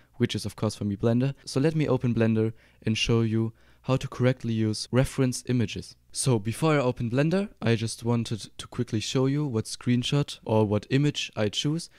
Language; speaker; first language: English; non-native, fluent; German